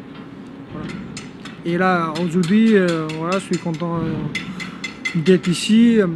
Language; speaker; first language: French; non-native, fluent; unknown